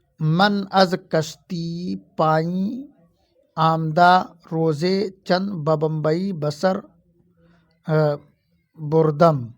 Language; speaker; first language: Persian; non-native, fluent; Urdu